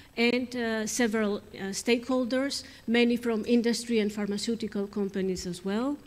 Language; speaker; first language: English; non-native, fluent; Greek